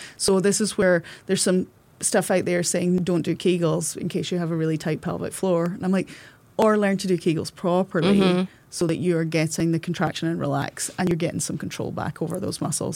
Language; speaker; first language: English; native; English